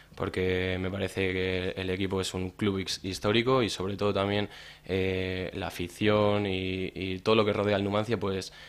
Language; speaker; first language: Spanish; native; Spanish